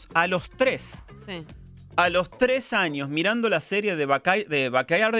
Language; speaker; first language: Spanish; native; Spanish